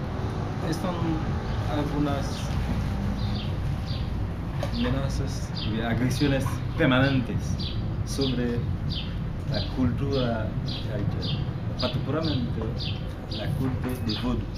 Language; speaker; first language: Spanish; non-native, learner; Haitian Creole